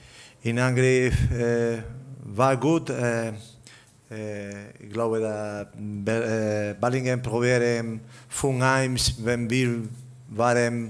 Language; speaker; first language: German; non-native, learner; Spanish